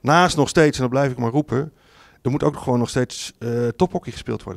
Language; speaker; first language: Dutch; native; Dutch